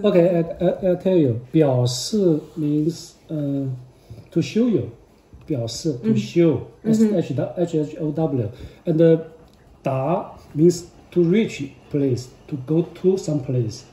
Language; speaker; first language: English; non-native, learner; Chinese